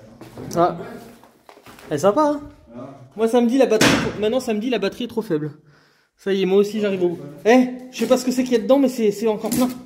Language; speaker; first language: French; native; French